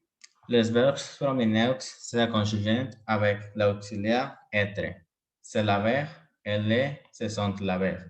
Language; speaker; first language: French; non-native, learner; Spanish